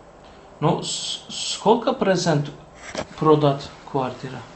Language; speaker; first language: Russian; non-native, learner; Turkish